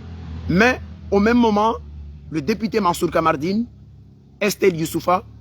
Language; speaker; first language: French; non-native, local second language; Comorian